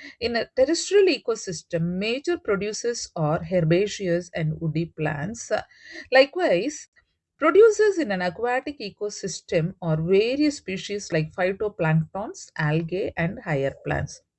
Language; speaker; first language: English; non-native, local second language; Tamil